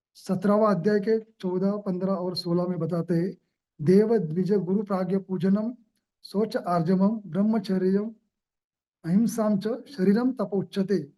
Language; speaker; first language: Hindi; non-native, local second language; Marathi